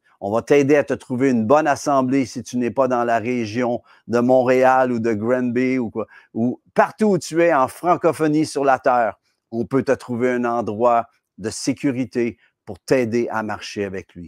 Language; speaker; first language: French; native; French